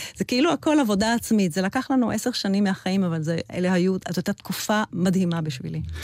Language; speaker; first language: Hebrew; early bilingual, heritage; Hebrew